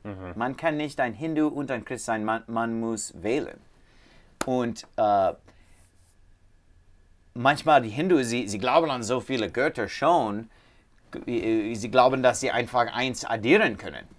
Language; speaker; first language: German; non-native, learner; English